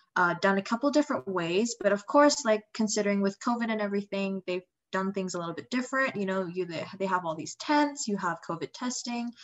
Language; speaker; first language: English; non-native, fluent; Indonesian